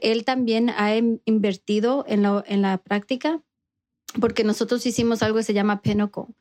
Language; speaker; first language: Spanish; early bilingual, heritage; Spanish